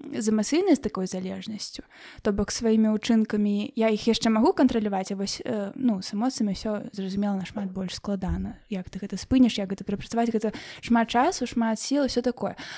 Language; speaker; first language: Belarusian; native; Belarusian